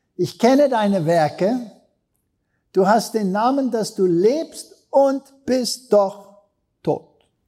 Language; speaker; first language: German; non-native, fluent; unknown